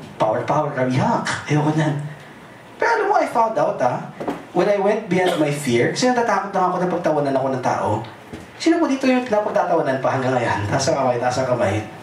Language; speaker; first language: Filipino; non-native, local second language; Cebuano